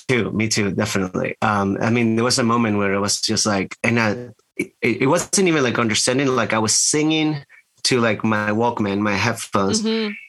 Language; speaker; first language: English; non-native, fluent; Spanish